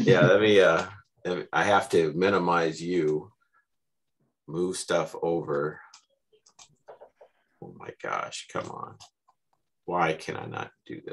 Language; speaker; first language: English; native; English